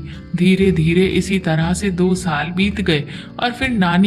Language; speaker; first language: Hindi; native; Hindi